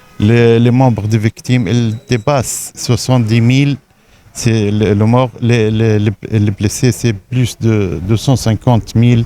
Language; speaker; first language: French; non-native, learner; Arabic